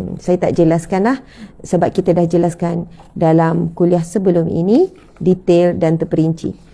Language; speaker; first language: Malay; native; Malay